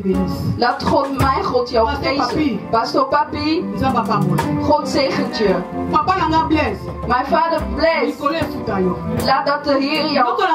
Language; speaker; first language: Dutch; non-native, fluent; Lingala